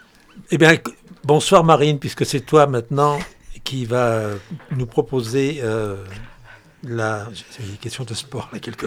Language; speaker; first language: French; native; French